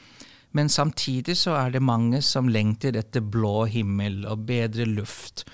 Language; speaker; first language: Norwegian; non-native, fluent; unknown